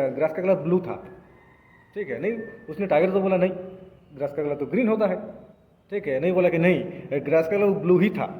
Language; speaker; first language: Hindi; non-native, local second language; Bangla